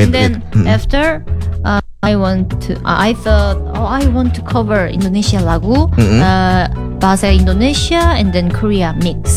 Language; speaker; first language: English; non-native, learner; Korean